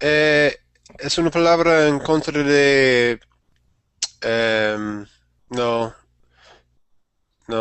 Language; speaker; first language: Spanish; non-native, learner; English